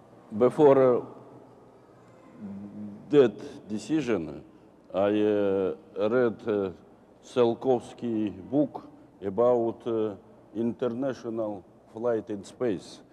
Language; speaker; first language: English; non-native, learner; Russian